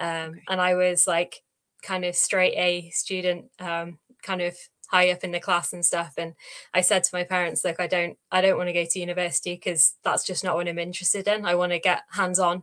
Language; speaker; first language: English; native; English